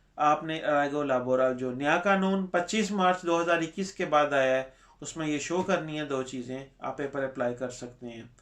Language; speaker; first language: Urdu; non-native, local second language; Punjabi